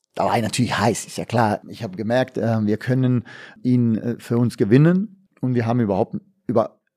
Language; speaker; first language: German; non-native, fluent; Bosnian